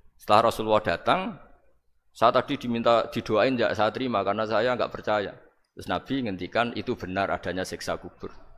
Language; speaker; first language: Indonesian; non-native, local second language; Javanese